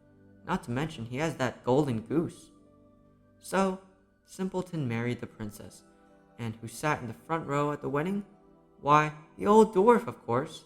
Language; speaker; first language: English; native; English